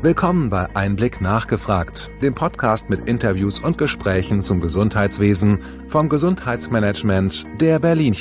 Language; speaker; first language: German; native; German